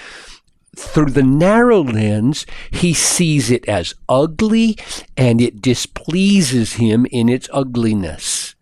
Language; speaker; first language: English; native; English